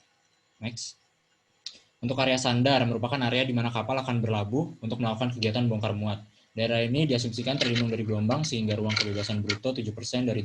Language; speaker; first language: Indonesian; native; Indonesian